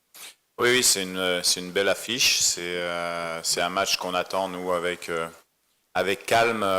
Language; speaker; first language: French; native; French